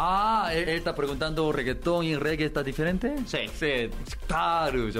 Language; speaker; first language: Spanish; non-native, learner; Korean